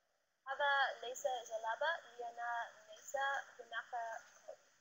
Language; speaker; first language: Arabic; non-native, learner; English